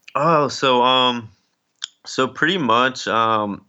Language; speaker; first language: English; early bilingual, other home language; Spanish